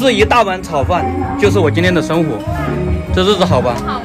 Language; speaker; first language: Chinese; native; Chinese